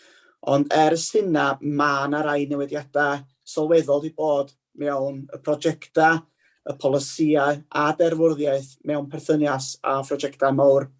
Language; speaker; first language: Welsh; native; Welsh